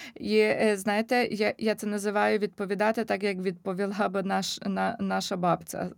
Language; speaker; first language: Ukrainian; native; Ukrainian